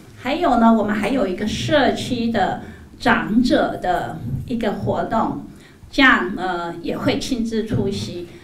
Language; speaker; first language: Chinese; native; Chinese